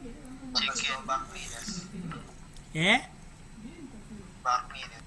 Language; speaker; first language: Japanese; non-native, learner; Indonesian